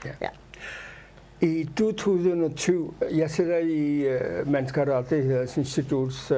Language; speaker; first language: Danish; non-native, fluent; Urdu